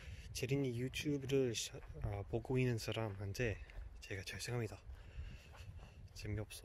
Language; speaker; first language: Korean; non-native, learner; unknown